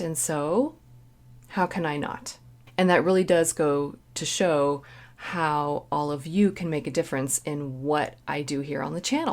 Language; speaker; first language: English; native; English